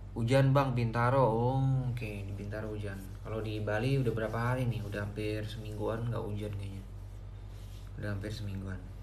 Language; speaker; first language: Indonesian; native; Indonesian